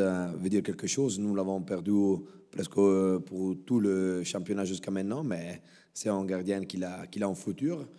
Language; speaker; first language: French; non-native, local second language; Italian